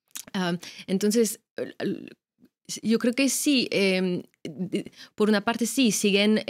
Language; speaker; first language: Spanish; non-native, fluent; French